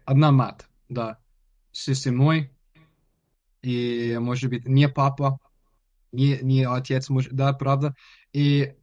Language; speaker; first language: Russian; non-native, learner; English